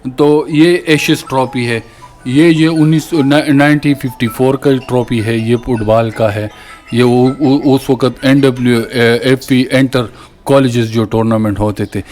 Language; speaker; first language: Urdu; non-native, local second language; Pashto